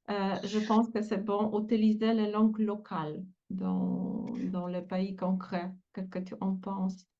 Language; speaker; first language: French; non-native, fluent; Polish